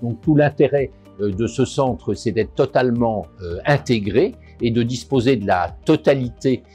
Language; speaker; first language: French; native; French